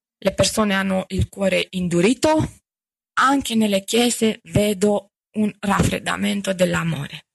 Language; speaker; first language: Italian; non-native, fluent; Romanian